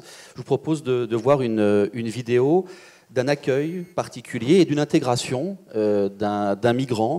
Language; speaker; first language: French; native; French